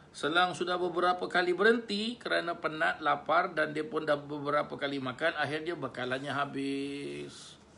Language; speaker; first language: Malay; native; Malay